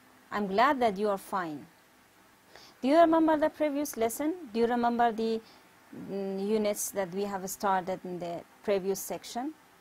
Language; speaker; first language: English; non-native, fluent; Persian